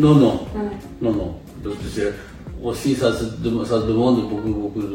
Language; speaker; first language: French; non-native, fluent; Japanese